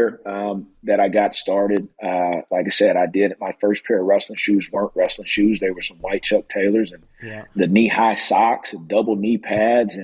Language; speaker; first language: English; native; English